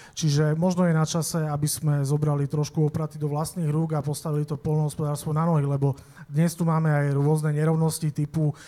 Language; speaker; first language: Slovak; native; Slovak